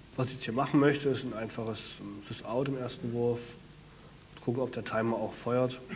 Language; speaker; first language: German; native; German